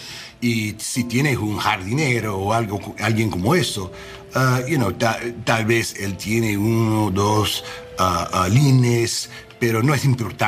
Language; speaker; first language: Spanish; non-native, learner; English